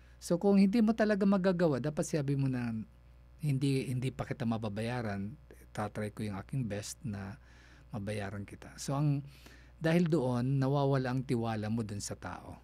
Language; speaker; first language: Filipino; non-native, local second language; Cebuano